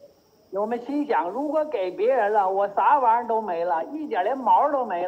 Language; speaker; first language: Chinese; native; Chinese